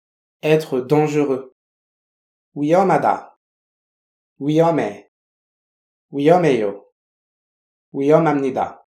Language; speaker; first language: Korean; non-native, fluent; French